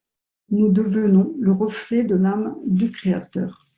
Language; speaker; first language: French; native; French